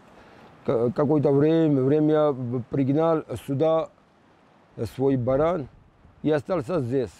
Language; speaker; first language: Russian; non-native, local second language; Georgian